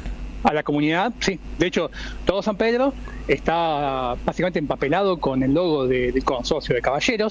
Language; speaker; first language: Spanish; native; Spanish